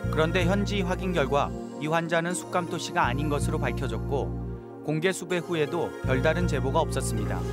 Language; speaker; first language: Korean; native; Korean